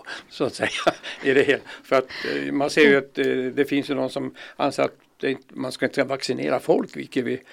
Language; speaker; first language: Swedish; native; Swedish